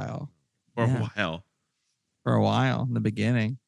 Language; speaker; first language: English; native; English